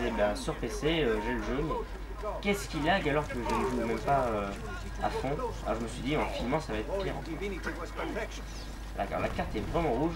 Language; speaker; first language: French; native; French